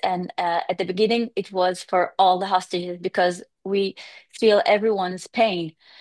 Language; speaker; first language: English; non-native, fluent; Hebrew